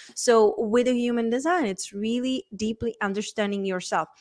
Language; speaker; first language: English; non-native, fluent; Czech